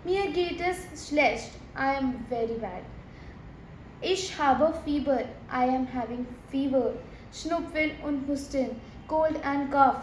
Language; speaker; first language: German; non-native, fluent; Hindi